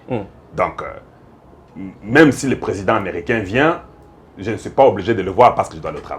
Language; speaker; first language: French; non-native, local second language; Lingala